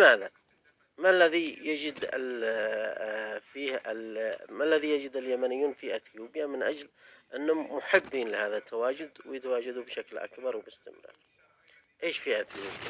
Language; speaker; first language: Arabic; native; Arabic